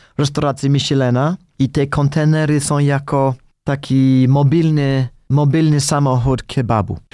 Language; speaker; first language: Polish; non-native, fluent; English